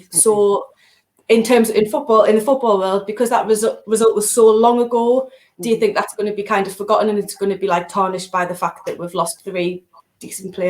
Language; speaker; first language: English; native; English